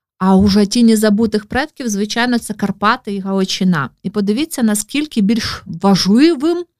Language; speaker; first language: Ukrainian; non-native, local second language; Russian